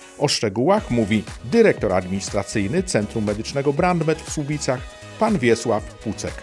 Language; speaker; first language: Polish; native; Polish